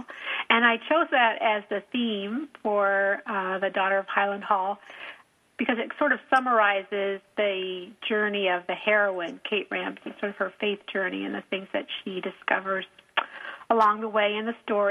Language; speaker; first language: English; native; English